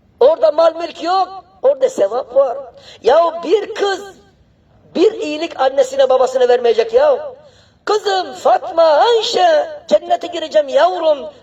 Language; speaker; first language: Turkish; non-native, fluent; Arabic